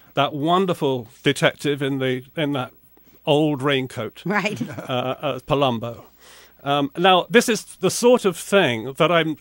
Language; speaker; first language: English; native; English